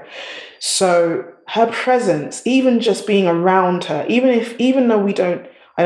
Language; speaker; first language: English; native; English